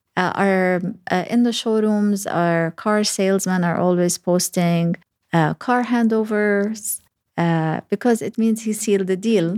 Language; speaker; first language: English; early bilingual, other home language; Arabic